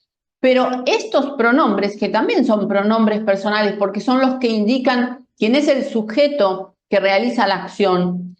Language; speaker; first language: Spanish; non-native, fluent; Portuguese